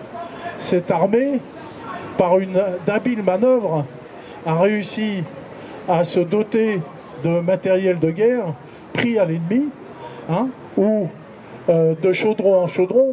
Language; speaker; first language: French; native; French